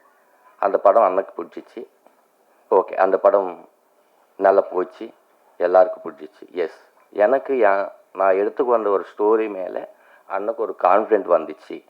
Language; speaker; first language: Tamil; non-native, local second language; Telugu